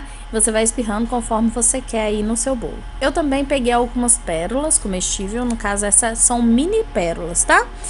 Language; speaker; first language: Portuguese; native; Portuguese